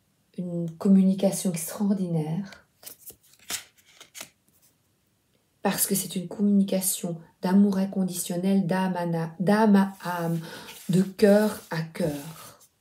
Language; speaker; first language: French; native; French